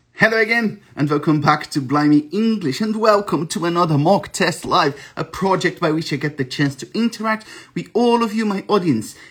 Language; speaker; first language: English; non-native, fluent; Portuguese